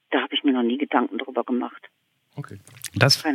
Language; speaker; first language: German; native; German